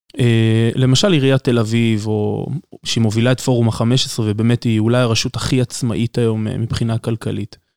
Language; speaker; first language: Hebrew; native; Hebrew